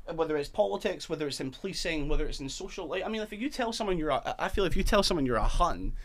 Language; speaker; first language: English; native; English